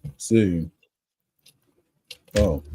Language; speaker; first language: Spanish; early bilingual, heritage; Spanish